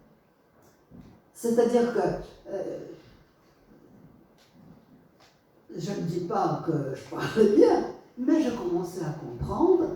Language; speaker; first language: French; non-native, fluent; Polish